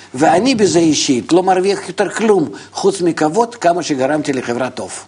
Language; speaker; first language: Hebrew; non-native, fluent; Russian